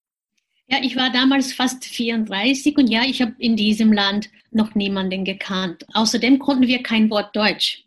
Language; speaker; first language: German; non-native, fluent; Japanese